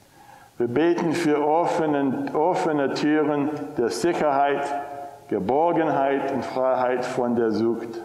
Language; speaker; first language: German; non-native, fluent; English